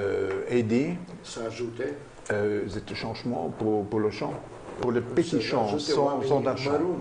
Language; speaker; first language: French; non-native, learner; German